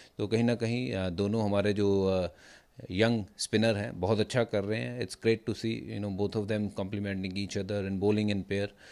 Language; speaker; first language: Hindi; non-native, local second language; Punjabi